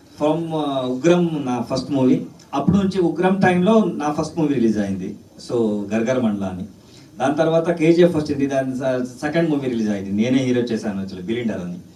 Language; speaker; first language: Telugu; non-native, learner; Kannada